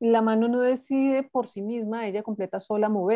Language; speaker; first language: Spanish; native; Spanish